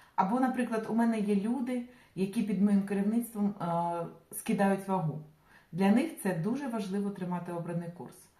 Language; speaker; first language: Ukrainian; non-native, local second language; Russian